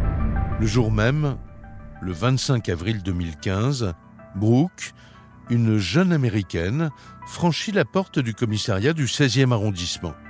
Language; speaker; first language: French; native; French